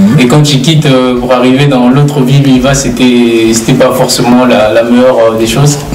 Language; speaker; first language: French; native; French